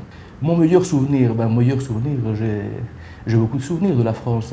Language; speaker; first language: French; non-native, fluent; Greek